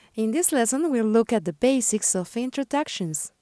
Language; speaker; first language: English; non-native, fluent; Spanish